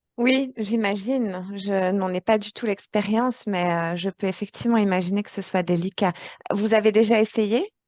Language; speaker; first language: French; native; French